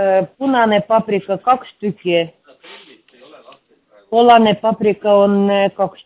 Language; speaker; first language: Estonian; non-native, learner; Russian